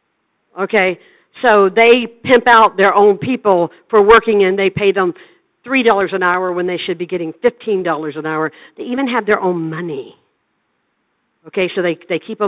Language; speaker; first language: English; native; English